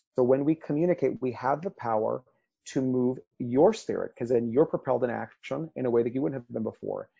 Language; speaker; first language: English; early bilingual, other home language; Spanish